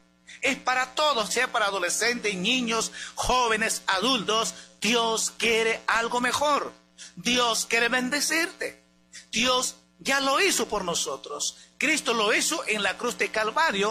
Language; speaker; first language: Spanish; native; Spanish